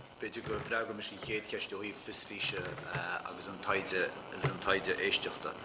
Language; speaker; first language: Irish; native; Irish